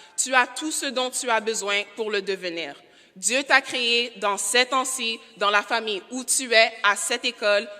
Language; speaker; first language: French; non-native, local second language; English